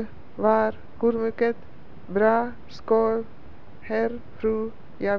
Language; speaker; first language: Swedish; non-native, learner; English